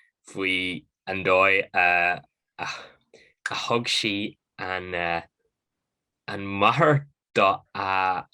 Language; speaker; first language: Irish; non-native, local second language; English